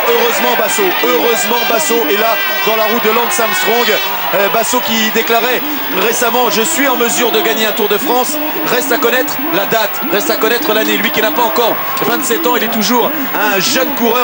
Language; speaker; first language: French; native; French